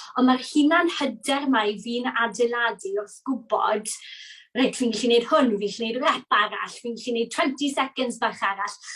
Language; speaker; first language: Welsh; native; Welsh